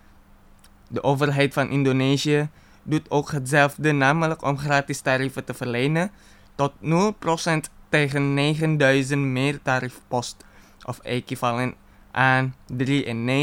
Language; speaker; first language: Dutch; non-native, fluent; Indonesian